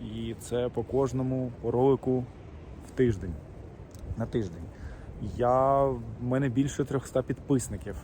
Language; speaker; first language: Ukrainian; non-native, local second language; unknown